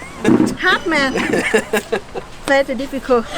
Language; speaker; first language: English; non-native, learner; Vietnamese